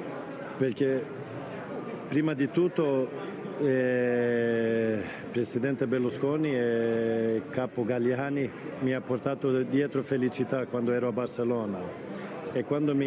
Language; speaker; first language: Italian; non-native, fluent; Swedish